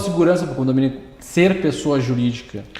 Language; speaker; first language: Portuguese; native; Portuguese